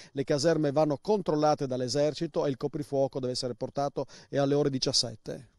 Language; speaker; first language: Italian; native; Italian